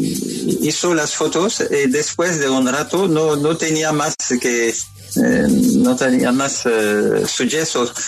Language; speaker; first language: Spanish; non-native, learner; French